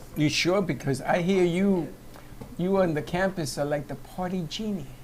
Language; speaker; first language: English; native; English